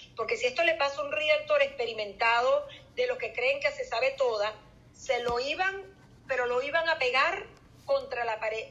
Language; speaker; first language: Spanish; native; Spanish